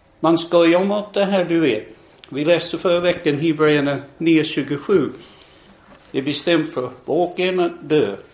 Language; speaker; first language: Swedish; non-native, fluent; English